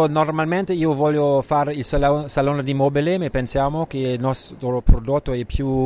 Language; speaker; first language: Italian; non-native, learner; German